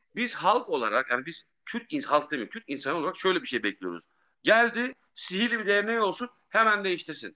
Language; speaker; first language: Turkish; early bilingual, heritage; Turkish